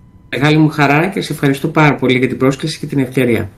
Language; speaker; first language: Greek; native; Greek